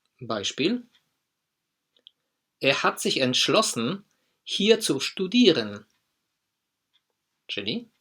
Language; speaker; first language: German; non-native, fluent; Polish